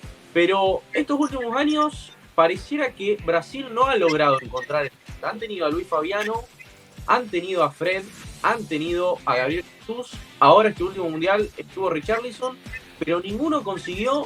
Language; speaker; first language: Spanish; native; Spanish